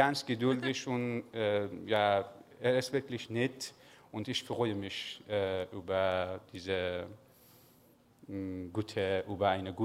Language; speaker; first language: German; non-native, learner; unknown